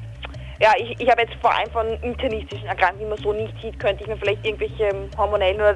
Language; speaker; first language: German; native; German